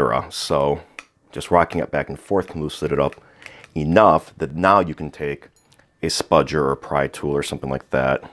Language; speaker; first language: English; native; English